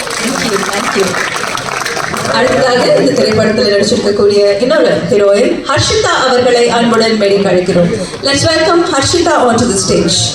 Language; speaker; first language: Tamil; native; Tamil